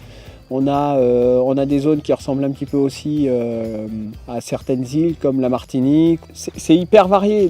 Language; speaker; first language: French; native; French